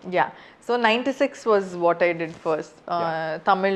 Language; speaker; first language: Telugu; non-native, fluent; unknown